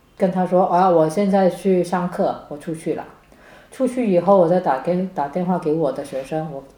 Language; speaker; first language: Chinese; non-native, local second language; Cantonese